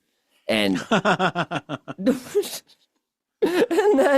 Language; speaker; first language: English; native; English